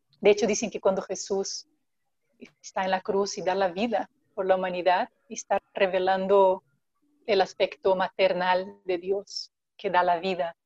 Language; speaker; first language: Spanish; non-native, fluent; Portuguese